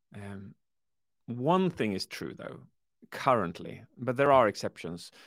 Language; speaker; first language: English; early bilingual, other home language; Swedish